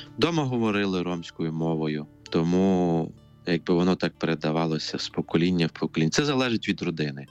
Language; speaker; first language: Ukrainian; non-native, local second language; Romany